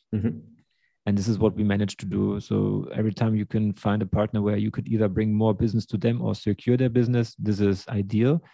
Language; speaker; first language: English; early bilingual, other home language; Russian